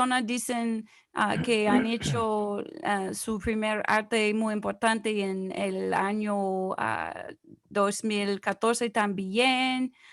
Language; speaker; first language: Spanish; non-native, fluent; English